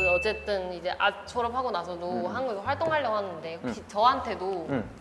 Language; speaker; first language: Korean; non-native, fluent; Chinese